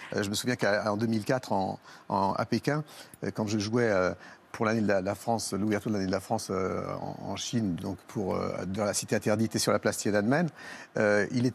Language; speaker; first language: French; native; French